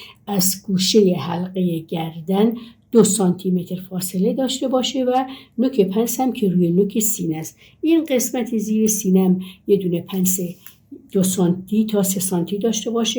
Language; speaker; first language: Persian; native; Persian